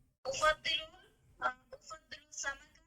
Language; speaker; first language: Arabic; non-native, learner; Bangla